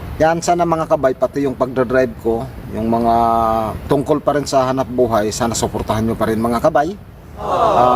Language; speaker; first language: Filipino; native; Filipino